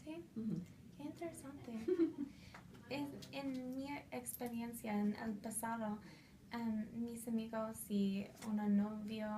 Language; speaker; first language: Spanish; non-native, fluent; English